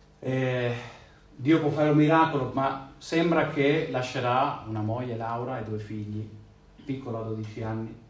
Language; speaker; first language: Italian; non-native, fluent; Spanish